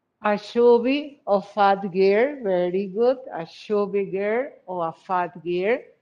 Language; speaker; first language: English; non-native, fluent; Spanish